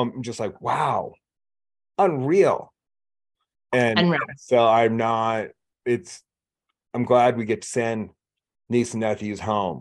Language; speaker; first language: English; native; English